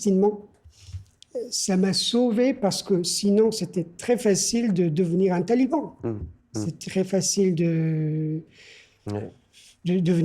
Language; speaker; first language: French; non-native, fluent; Persian